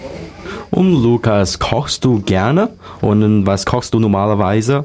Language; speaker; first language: German; non-native, learner; Chinese